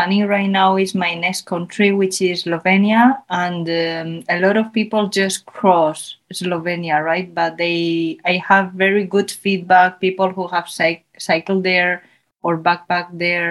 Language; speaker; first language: English; non-native, fluent; Spanish